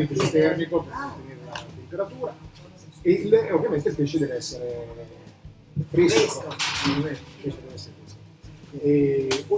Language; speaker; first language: Italian; native; Italian